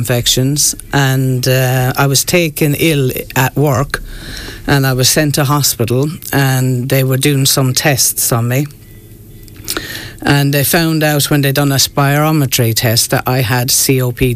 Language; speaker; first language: English; native; English